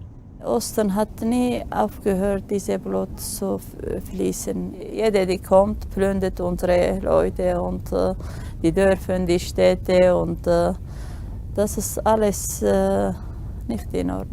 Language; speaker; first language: German; non-native, learner; Aramaic